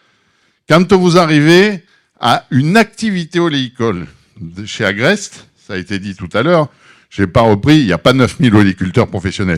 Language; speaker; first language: French; native; French